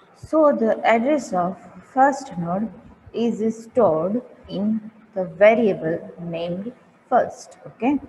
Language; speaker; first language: English; non-native, local second language; Gujarati